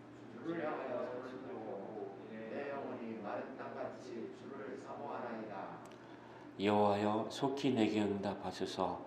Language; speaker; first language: Korean; native; Korean